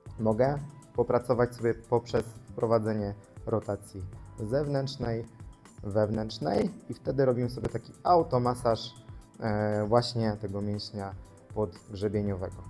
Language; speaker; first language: Polish; native; Polish